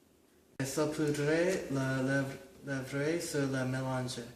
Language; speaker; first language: French; non-native, learner; English